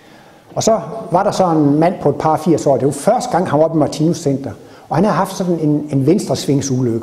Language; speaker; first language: Danish; native; Danish